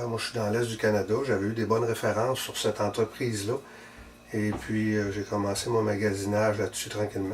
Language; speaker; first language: French; native; French